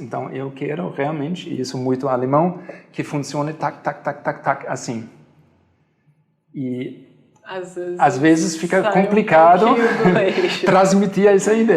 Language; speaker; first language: Portuguese; non-native, fluent; German